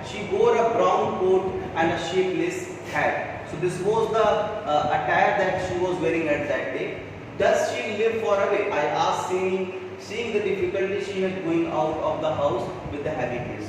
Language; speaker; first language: English; non-native, local second language; Hindi